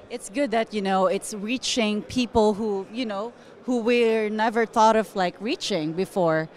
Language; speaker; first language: English; non-native, local second language; Filipino